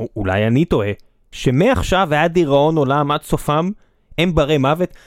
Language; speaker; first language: Hebrew; native; Hebrew